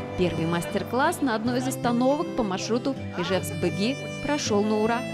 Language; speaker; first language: Russian; native; Russian